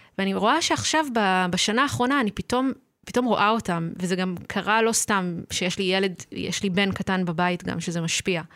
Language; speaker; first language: Hebrew; native; Hebrew